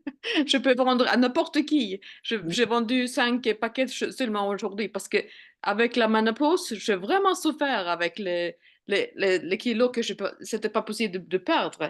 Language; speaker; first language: French; non-native, fluent; Swedish